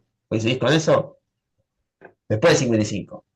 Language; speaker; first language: Spanish; native; Spanish